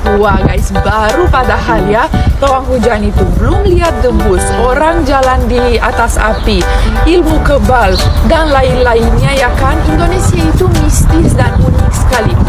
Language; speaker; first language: Indonesian; non-native, fluent; Russian